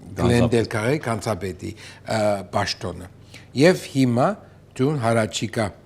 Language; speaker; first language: Armenian; native; Armenian